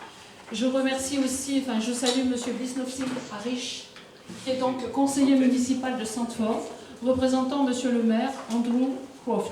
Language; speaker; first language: French; native; French